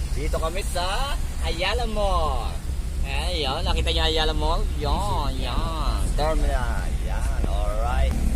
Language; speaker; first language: Filipino; non-native, local second language; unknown